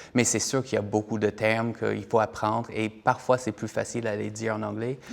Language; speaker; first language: French; non-native, fluent; English